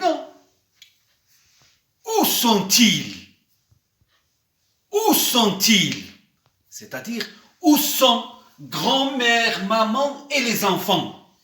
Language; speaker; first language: French; non-native, local second language; Arabic